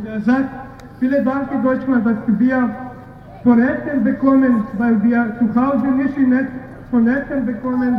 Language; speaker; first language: German; non-native, learner; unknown